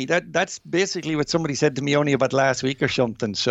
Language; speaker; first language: English; native; English